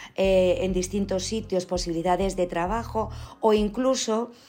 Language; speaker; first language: Spanish; native; Spanish